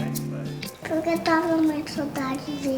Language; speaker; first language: Portuguese; early bilingual, heritage; Portuguese